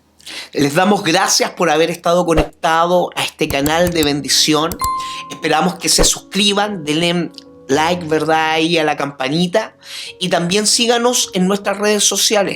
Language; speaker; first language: Spanish; native; Spanish